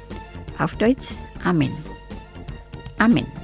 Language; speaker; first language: German; non-native, fluent; Indonesian